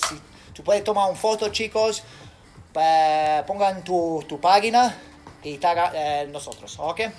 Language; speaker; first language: Spanish; non-native, learner; English